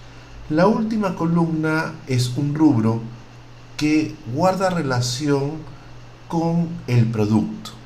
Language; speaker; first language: Spanish; native; Spanish